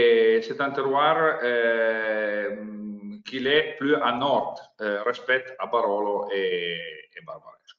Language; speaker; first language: French; non-native, learner; Italian